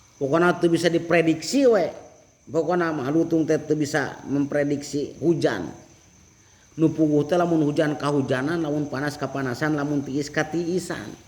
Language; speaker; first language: Sundanese; native; Sundanese